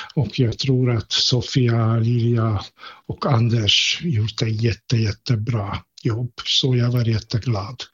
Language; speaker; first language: Swedish; non-native, fluent; Hungarian